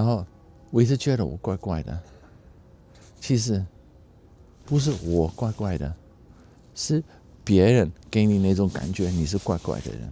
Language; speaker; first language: Chinese; non-native, fluent; Dutch